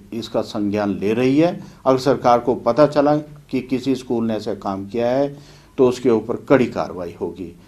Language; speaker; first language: Hindi; native; Hindi